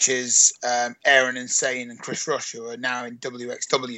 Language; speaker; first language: English; native; English